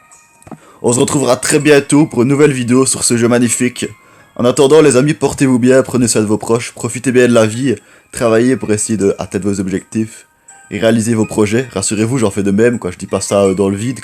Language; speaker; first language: French; native; French